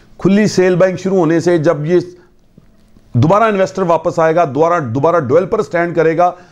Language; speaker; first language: Urdu; non-native, local second language; Punjabi